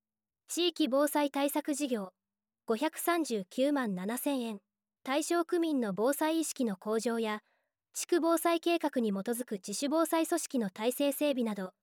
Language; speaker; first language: Japanese; native; Japanese